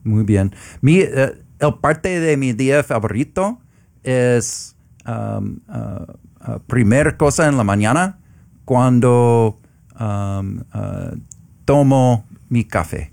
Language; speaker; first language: Spanish; non-native, learner; English